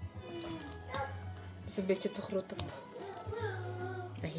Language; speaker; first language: Dutch; non-native, learner; Filipino